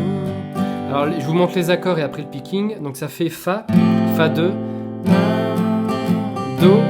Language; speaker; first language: French; native; French